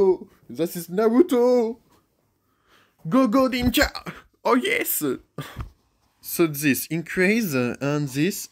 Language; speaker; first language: English; non-native, learner; French